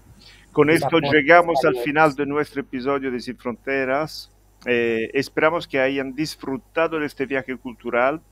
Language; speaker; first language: Spanish; non-native, fluent; Italian